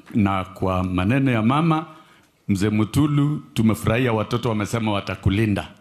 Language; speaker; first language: Swahili; non-native, local second language; Kalenjin